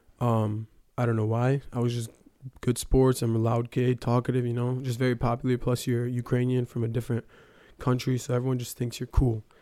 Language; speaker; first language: English; early bilingual, other home language; Ukrainian